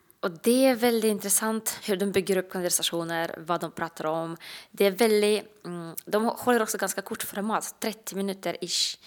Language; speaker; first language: Swedish; non-native, fluent; Russian